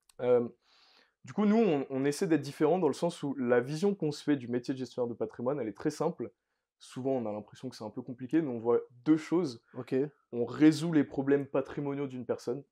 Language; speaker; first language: French; native; French